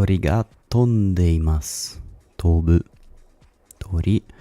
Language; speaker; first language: Japanese; non-native, learner; English